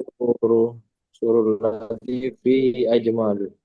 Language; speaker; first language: Arabic; non-native, learner; Indonesian